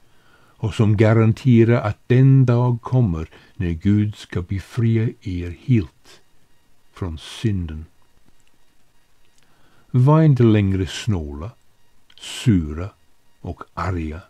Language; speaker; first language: Swedish; non-native, fluent; English